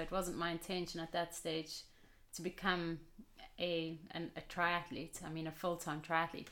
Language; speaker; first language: English; native; English